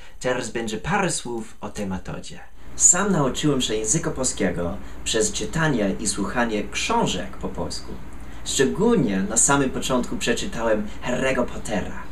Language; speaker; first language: Polish; non-native, fluent; English